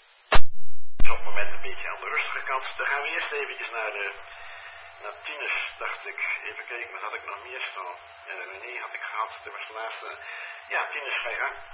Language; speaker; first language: Dutch; native; Dutch